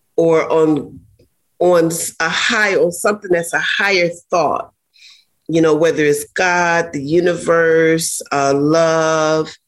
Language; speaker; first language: English; native; English